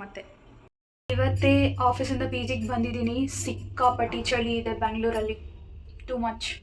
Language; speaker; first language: Kannada; non-native, local second language; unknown